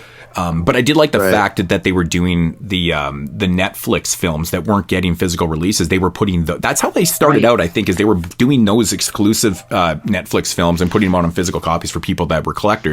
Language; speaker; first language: English; native; English